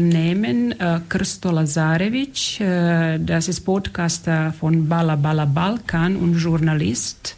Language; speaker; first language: German; non-native, fluent; Serbian